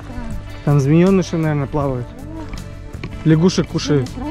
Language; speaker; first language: Russian; native; Russian